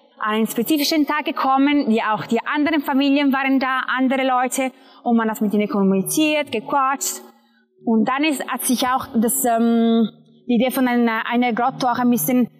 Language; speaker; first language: German; non-native, local second language; Italian